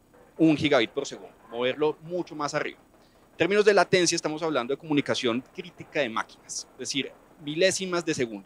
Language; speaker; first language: Spanish; native; Spanish